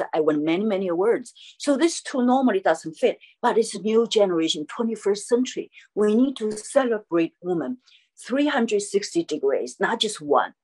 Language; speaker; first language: English; non-native, fluent; Chinese